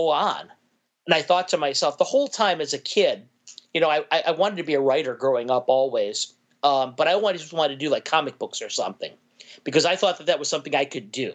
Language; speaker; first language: English; native; English